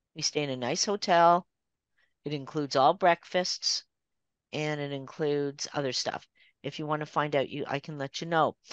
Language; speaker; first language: English; native; English